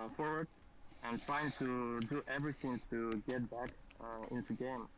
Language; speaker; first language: English; non-native, learner; Russian